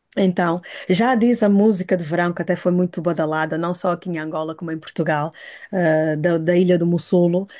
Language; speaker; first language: Portuguese; native; Portuguese